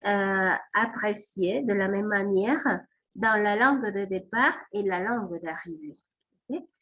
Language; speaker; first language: French; non-native, fluent; Spanish